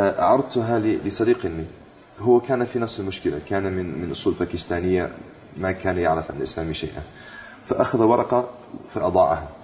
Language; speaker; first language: Arabic; non-native, fluent; English